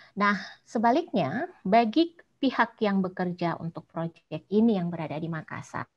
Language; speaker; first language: Indonesian; native; Indonesian